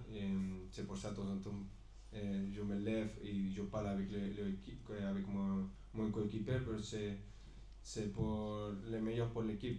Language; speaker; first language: French; non-native, fluent; Spanish